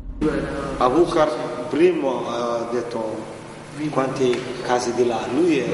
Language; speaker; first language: Italian; non-native, learner; Somali